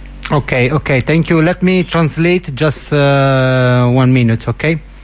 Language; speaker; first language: English; non-native, learner; Italian